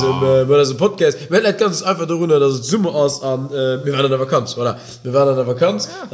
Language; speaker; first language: German; native; German